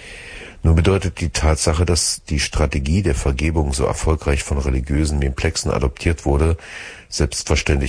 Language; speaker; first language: German; native; German